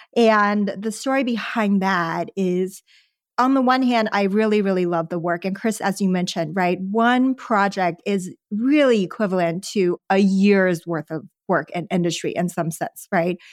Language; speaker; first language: English; early bilingual, other home language; Chinese